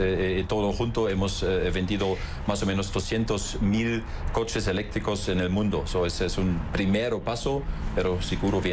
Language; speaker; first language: Spanish; non-native, fluent; German